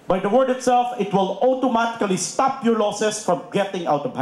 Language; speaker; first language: English; non-native, local second language; Filipino